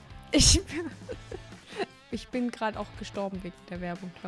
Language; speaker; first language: German; native; German